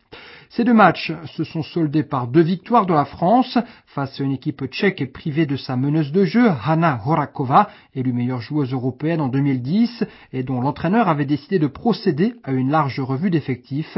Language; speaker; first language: French; native; French